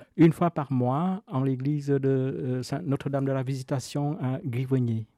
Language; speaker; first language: French; non-native, fluent; Vietnamese